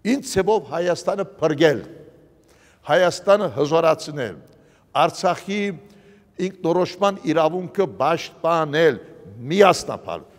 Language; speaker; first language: Armenian; early bilingual, heritage; Armenian